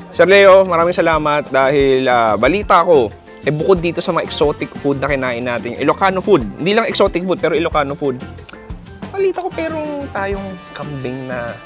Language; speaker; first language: Filipino; native; Filipino